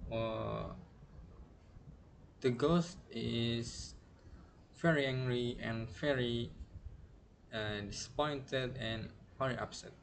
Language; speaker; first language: English; non-native, learner; Indonesian